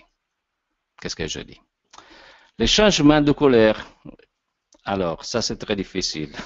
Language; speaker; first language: French; non-native, learner; Italian